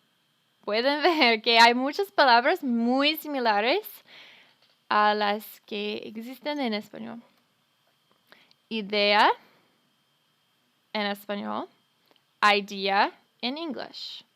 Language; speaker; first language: Spanish; non-native, fluent; English